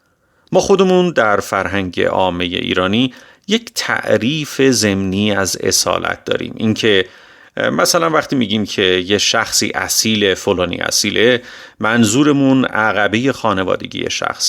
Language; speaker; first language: Persian; native; Persian